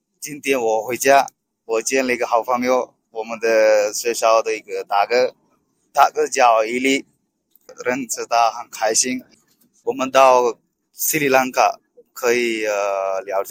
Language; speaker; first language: Chinese; non-native, learner; Sinhala